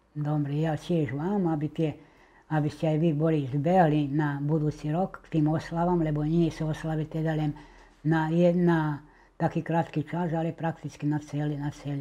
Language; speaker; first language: Slovak; native; Slovak